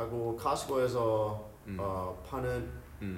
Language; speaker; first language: Korean; early bilingual, heritage; Korean